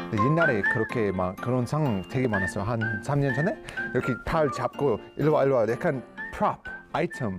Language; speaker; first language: Korean; non-native, fluent; English